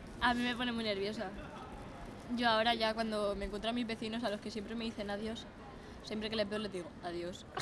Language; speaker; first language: Spanish; native; Spanish